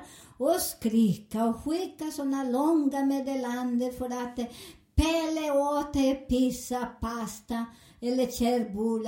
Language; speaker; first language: Swedish; non-native, learner; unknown